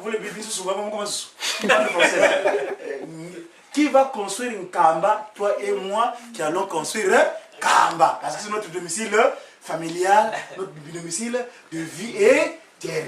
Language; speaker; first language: French; non-native, local second language; Kongo